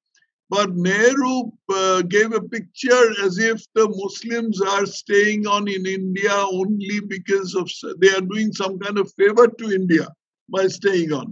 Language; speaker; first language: English; non-native, local second language; Bangla